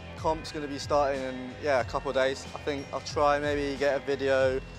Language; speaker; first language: English; native; English